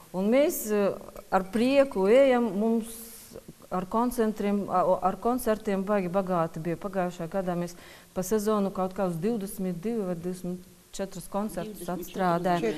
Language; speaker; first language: Latvian; non-native, local second language; Russian